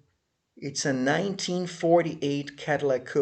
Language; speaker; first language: English; non-native, fluent; Portuguese